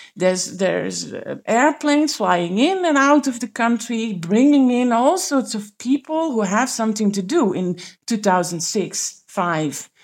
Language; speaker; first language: English; non-native, fluent; Dutch